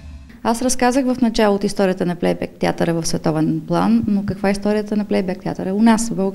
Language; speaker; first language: Bulgarian; native; Bulgarian